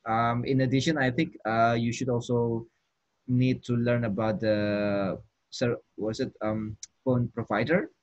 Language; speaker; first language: English; non-native, fluent; Indonesian